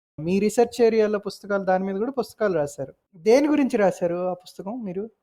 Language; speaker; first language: Telugu; native; Telugu